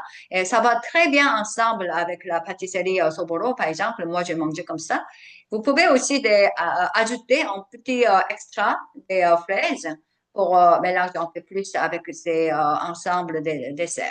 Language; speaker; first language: French; non-native, fluent; Korean